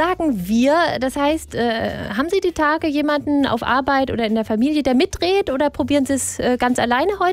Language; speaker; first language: German; native; German